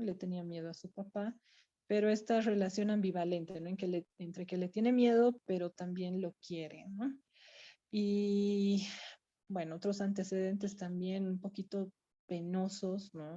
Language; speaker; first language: Spanish; native; Spanish